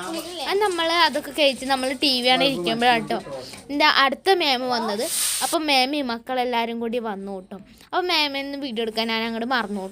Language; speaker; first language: Malayalam; native; Malayalam